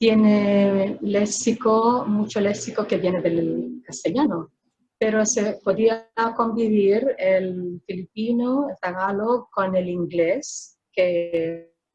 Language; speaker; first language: Spanish; non-native, fluent; Filipino